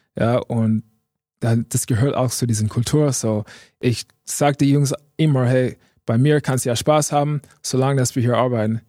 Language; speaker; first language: German; non-native, fluent; English